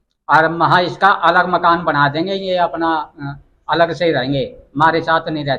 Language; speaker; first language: Hindi; non-native, local second language; Haryanvi